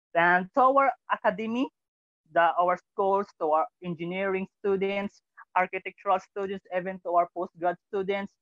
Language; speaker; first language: English; non-native, local second language; Cebuano